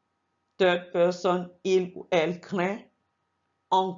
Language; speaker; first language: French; non-native, fluent; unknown